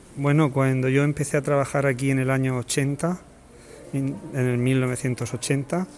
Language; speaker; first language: Spanish; native; Spanish